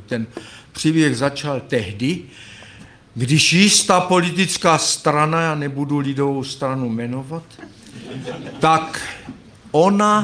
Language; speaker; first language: Czech; native; Czech